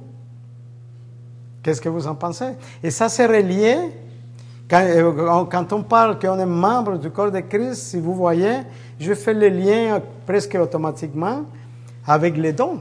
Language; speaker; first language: French; native; French